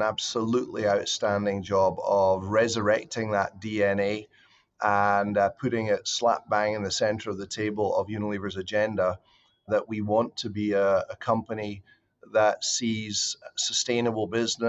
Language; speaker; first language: English; native; English